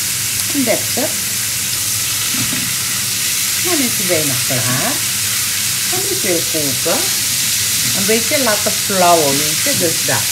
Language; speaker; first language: Dutch; non-native, local second language; Caribbean Hindustani